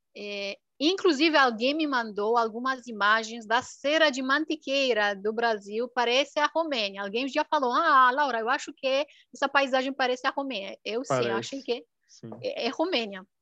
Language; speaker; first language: Portuguese; non-native, fluent; Romanian